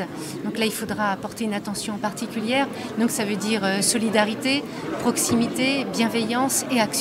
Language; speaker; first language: French; native; French